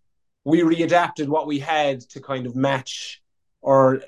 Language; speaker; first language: English; native; English